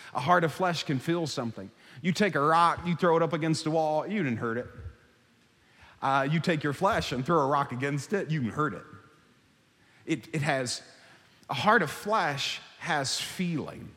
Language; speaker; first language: English; native; English